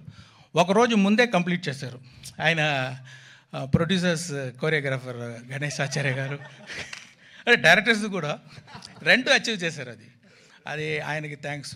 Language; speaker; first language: Telugu; non-native, learner; Tamil